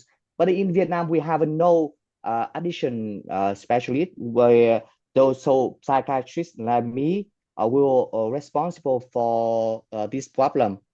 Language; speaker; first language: English; non-native, fluent; Vietnamese